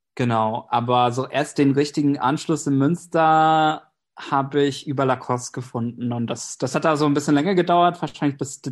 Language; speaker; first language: German; non-native, fluent; English